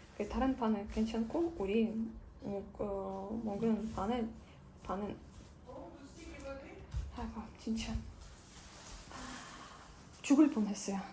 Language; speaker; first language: Korean; non-native, fluent; Ukrainian